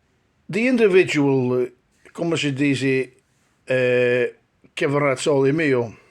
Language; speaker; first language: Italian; early bilingual, heritage; English